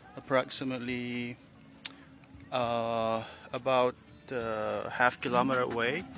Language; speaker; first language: English; non-native, fluent; Indonesian